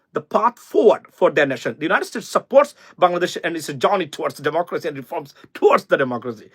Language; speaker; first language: English; non-native, local second language; Bangla